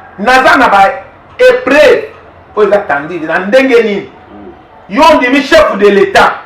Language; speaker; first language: Lingala; native; Lingala